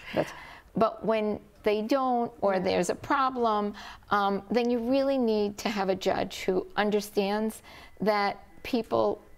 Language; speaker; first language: English; native; English